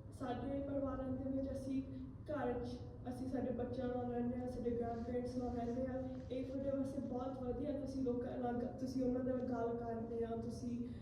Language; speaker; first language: Punjabi; early bilingual, heritage; Punjabi